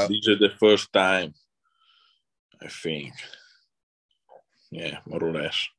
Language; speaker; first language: English; non-native, learner; Italian